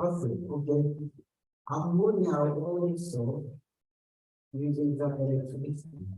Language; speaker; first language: English; non-native, learner; Indonesian